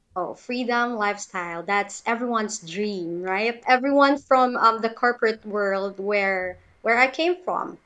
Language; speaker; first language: English; non-native, local second language; Cebuano